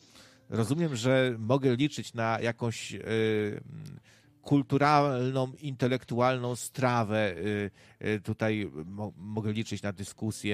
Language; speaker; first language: Polish; native; Polish